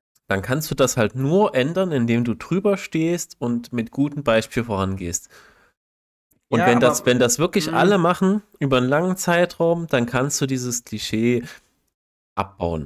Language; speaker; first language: German; native; German